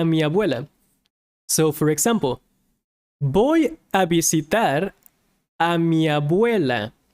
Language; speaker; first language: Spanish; non-native, fluent; English